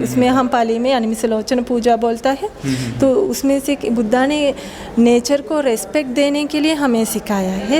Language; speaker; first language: Hindi; non-native, fluent; Sinhala